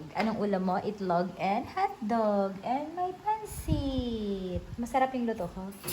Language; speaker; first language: Filipino; non-native, local second language; Waray